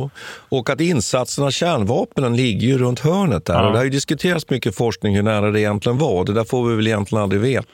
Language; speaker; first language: Swedish; native; Swedish